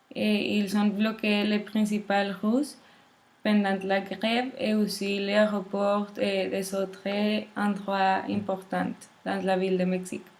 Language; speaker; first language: French; non-native, learner; Spanish